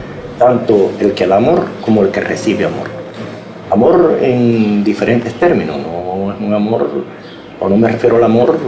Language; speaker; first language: Spanish; native; Spanish